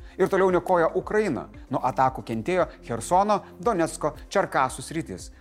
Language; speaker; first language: Lithuanian; native; Lithuanian